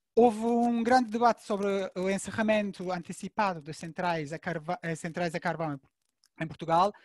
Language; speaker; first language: Portuguese; non-native, fluent; Turkish